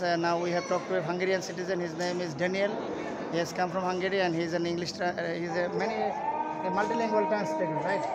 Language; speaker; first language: English; non-native, learner; Bangla